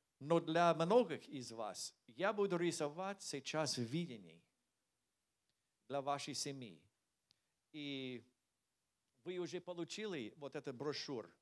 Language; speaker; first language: Russian; non-native, learner; English